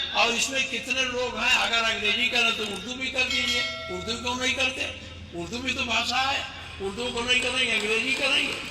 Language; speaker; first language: Hindi; native; Hindi